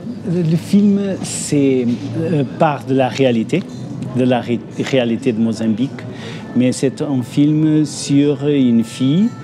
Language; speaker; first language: French; non-native, fluent; Portuguese